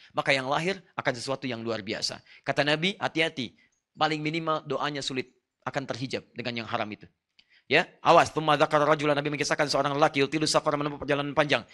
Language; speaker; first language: Indonesian; non-native, fluent; Arabic